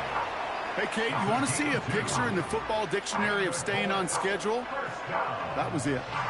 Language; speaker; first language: English; native; English